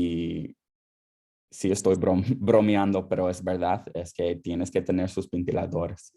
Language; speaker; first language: Spanish; non-native, fluent; English